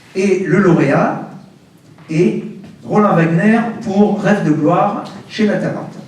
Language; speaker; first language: French; native; French